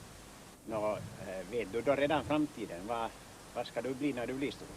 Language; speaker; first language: Swedish; non-native, local second language; Finnish